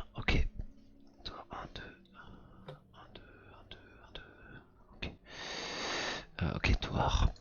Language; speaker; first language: French; native; French